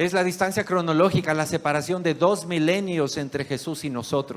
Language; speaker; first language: Spanish; native; Spanish